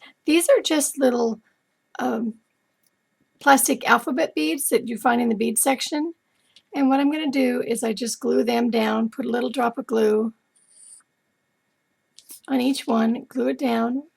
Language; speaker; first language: English; native; English